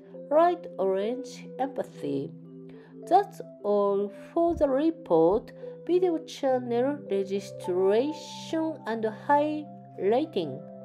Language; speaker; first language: English; non-native, learner; Japanese